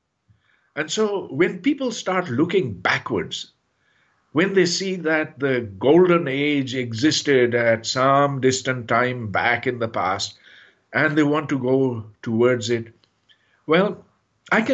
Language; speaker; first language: English; non-native, local second language; Urdu